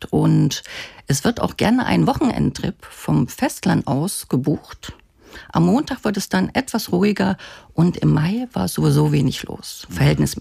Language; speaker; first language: German; native; German